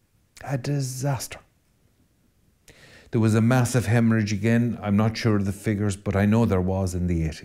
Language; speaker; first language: English; native; English